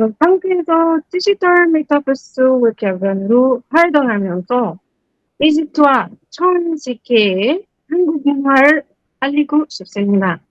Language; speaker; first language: Korean; non-native, fluent; Arabic